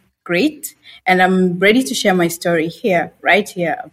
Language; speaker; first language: English; non-native, local second language; Swahili